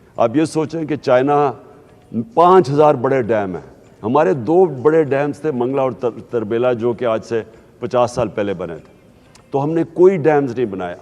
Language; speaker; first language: Urdu; native; Urdu